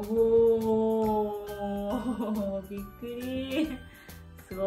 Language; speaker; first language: Japanese; non-native, learner; Vietnamese